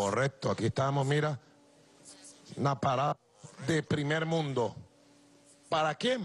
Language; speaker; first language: Spanish; native; Spanish